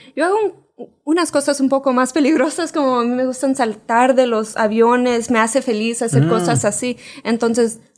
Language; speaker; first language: Spanish; early bilingual, heritage; Spanish